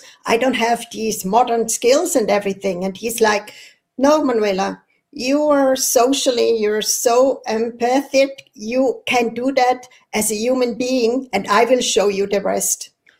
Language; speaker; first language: English; non-native, fluent; Swiss German